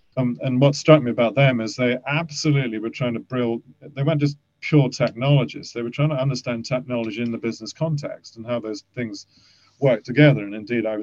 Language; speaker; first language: English; native; English